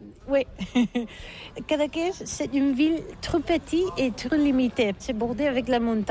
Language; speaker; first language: French; non-native, learner; Catalan